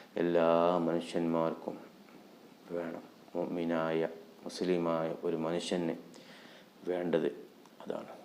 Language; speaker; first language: Malayalam; native; Malayalam